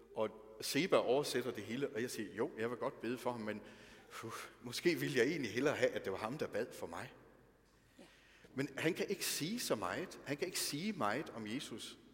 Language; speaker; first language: Danish; native; Danish